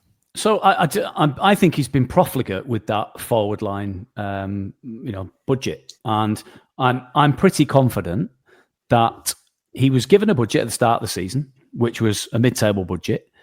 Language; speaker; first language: English; native; English